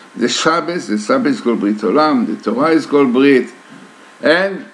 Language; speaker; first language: English; non-native, fluent; Hebrew